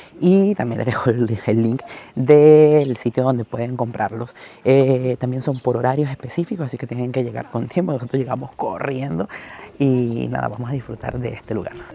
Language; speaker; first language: Spanish; native; Spanish